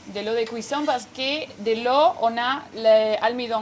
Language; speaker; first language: French; non-native, fluent; Spanish